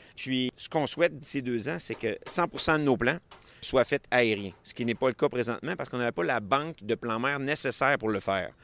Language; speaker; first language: French; native; French